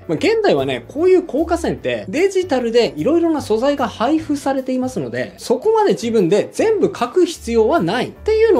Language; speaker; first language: Japanese; native; Japanese